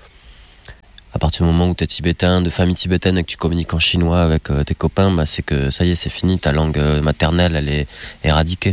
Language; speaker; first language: French; native; French